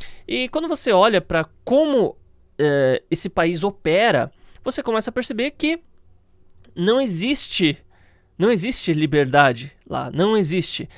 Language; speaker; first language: Portuguese; native; Portuguese